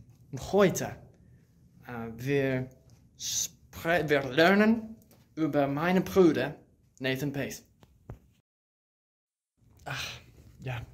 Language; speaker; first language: German; non-native, learner; English